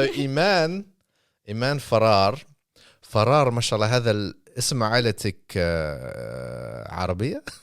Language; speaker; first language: Arabic; non-native, fluent; English